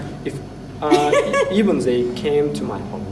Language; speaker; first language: English; non-native, fluent; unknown